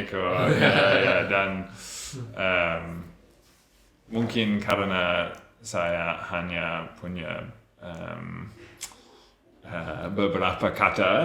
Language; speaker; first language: Indonesian; non-native, learner; English